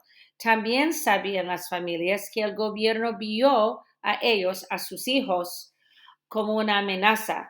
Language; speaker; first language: Spanish; non-native, fluent; English